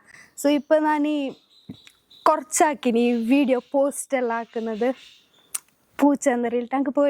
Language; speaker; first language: Malayalam; non-native, local second language; Hindi